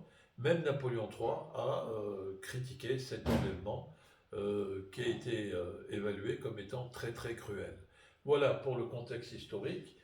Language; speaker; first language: French; native; French